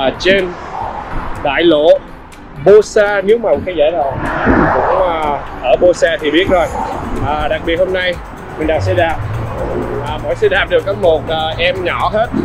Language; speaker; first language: Vietnamese; early bilingual, heritage; Vietnamese